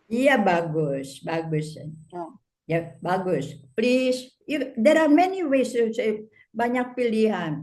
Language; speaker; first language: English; non-native, fluent; Indonesian